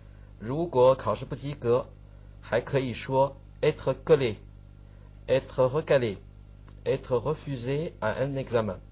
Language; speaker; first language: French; non-native, fluent; Chinese